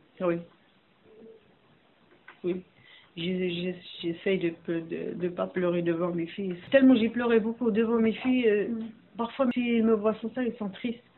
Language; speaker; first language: French; non-native, learner; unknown